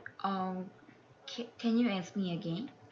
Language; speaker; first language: English; non-native, learner; Korean